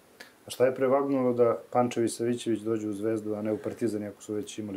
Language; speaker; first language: Serbian; native; Serbian